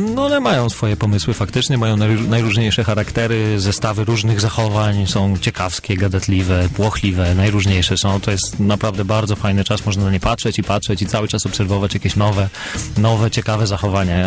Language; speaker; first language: Polish; native; Polish